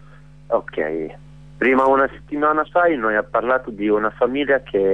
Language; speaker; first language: Italian; non-native, learner; Arabic